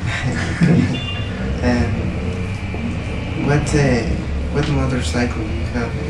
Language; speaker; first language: English; non-native, learner; Spanish